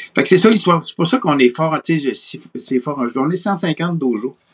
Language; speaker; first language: French; native; French